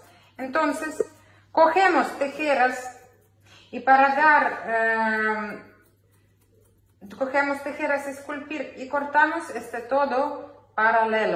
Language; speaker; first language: Spanish; non-native, learner; Ukrainian